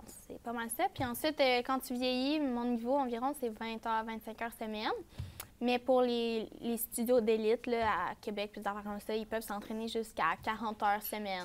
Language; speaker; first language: French; native; French